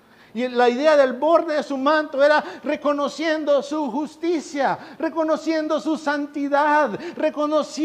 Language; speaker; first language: Spanish; native; Spanish